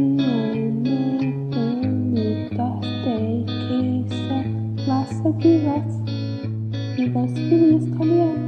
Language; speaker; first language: Spanish; non-native, learner; English